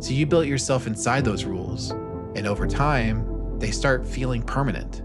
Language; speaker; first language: English; native; English